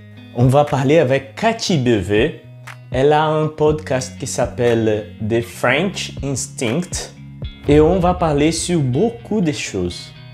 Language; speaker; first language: French; non-native, learner; Portuguese